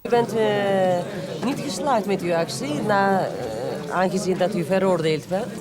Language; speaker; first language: Dutch; non-native, fluent; Turkish